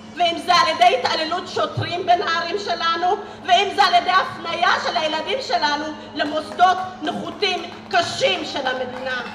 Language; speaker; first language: Hebrew; early bilingual, other home language; Amharic